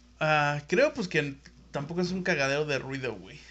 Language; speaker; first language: Spanish; native; Spanish